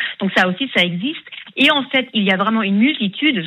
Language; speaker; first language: French; non-native, fluent; German